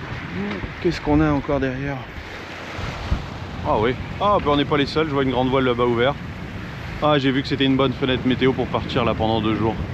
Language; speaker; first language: French; native; French